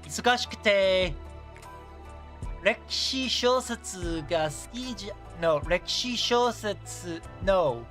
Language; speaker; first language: Japanese; non-native, learner; English